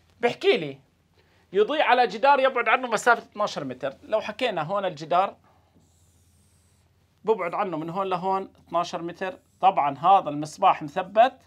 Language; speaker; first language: Arabic; native; Arabic